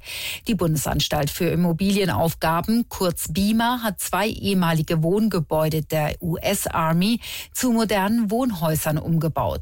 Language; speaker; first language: German; native; German